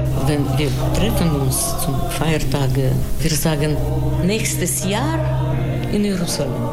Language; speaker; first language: German; non-native, learner; Russian